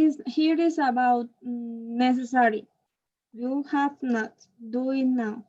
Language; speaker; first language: English; non-native, learner; Spanish